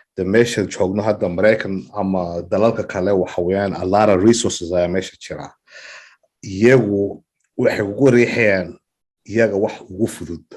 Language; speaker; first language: Somali; early bilingual, heritage; Somali